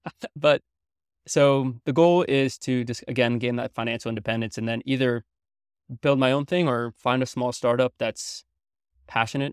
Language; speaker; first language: English; early bilingual, other home language; French